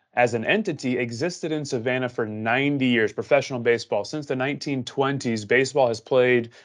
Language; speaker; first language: English; native; English